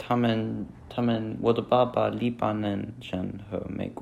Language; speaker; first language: Chinese; non-native, learner; English